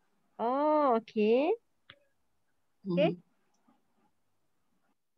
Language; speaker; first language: English; non-native, learner; Malay